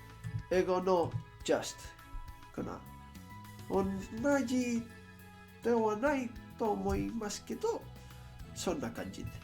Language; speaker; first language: Japanese; non-native, learner; Spanish